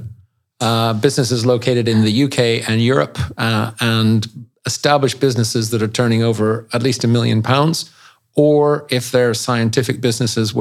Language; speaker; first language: English; native; English